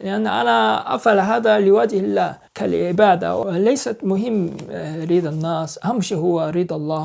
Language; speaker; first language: Arabic; non-native, learner; Korean